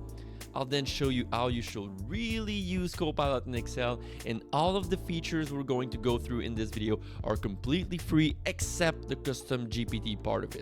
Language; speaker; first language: English; non-native, fluent; French